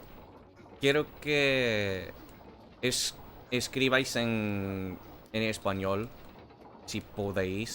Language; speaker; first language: Spanish; non-native, learner; English